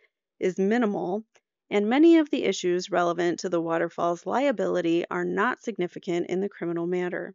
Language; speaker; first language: English; native; English